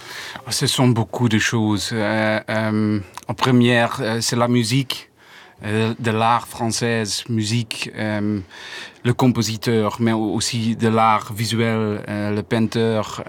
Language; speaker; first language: French; non-native, learner; Dutch